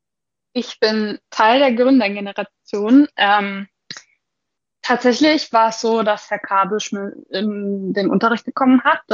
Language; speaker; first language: German; native; German